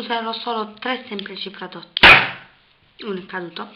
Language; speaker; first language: Italian; native; Italian